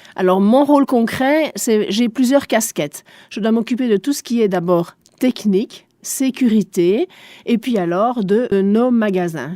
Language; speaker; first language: French; non-native, local second language; German